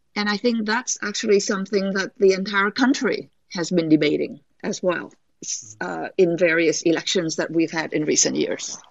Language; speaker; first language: English; non-native, fluent; Vietnamese